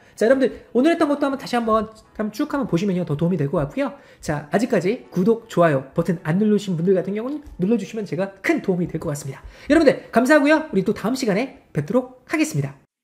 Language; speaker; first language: Korean; native; Korean